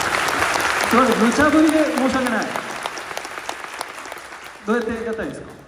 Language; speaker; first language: Japanese; native; Japanese